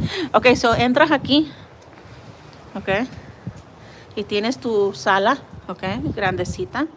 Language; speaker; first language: Spanish; early bilingual, heritage; Spanish